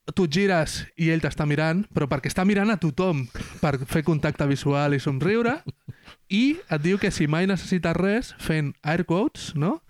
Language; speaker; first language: Catalan; non-native, local second language; Spanish